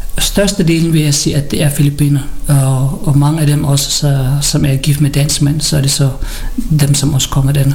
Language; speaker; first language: Danish; early bilingual, other home language; Filipino